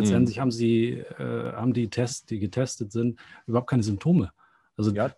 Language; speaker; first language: German; native; German